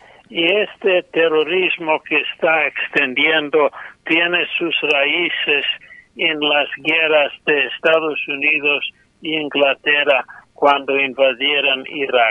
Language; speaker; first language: Spanish; non-native, fluent; English